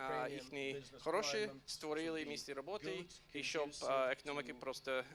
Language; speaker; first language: Ukrainian; non-native, fluent; English